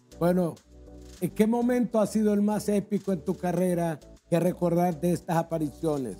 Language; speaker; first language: Spanish; native; Spanish